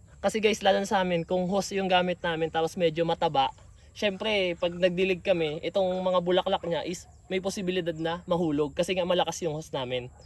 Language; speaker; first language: Filipino; native; Filipino